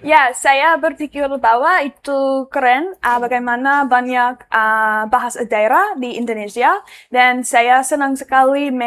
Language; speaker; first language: Indonesian; non-native, learner; English